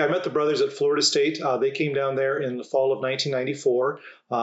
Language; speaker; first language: English; native; English